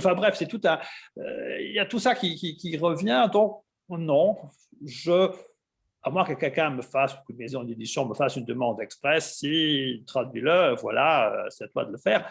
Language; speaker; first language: French; non-native, local second language; Italian